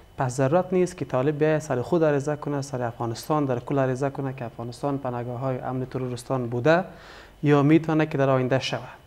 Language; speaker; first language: Persian; native; Persian